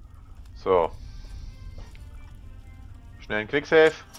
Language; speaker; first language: German; native; German